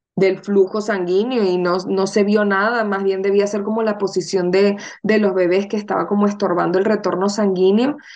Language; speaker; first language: Spanish; native; Spanish